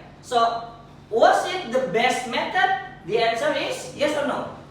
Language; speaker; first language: English; non-native, fluent; Indonesian